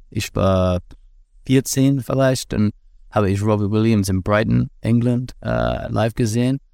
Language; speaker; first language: German; non-native, learner; English